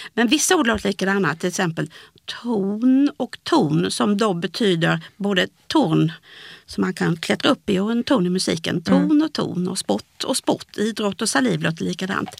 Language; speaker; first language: Swedish; native; Swedish